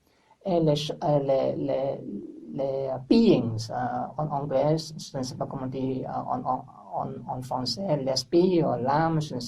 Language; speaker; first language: French; non-native, learner; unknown